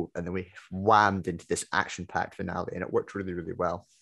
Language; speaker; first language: English; native; English